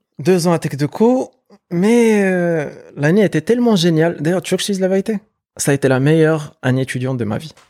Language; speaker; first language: French; non-native, local second language; Arabic